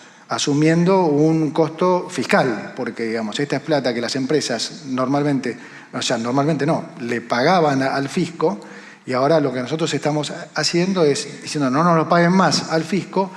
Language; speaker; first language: Spanish; native; Spanish